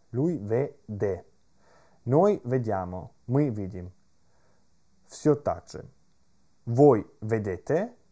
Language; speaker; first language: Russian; non-native, fluent; Italian